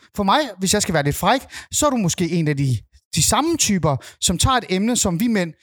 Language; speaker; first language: Danish; native; Danish